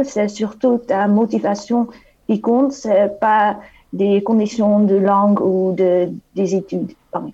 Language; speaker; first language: French; non-native, fluent; Dutch